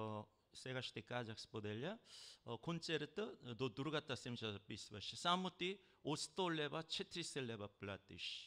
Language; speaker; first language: Bulgarian; non-native, learner; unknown